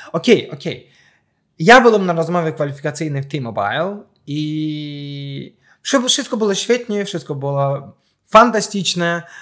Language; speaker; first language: Polish; non-native, fluent; Azerbaijani